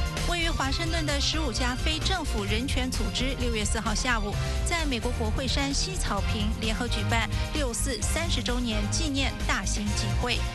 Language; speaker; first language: Chinese; native; Chinese